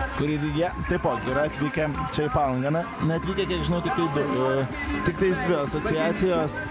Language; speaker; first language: Lithuanian; native; Lithuanian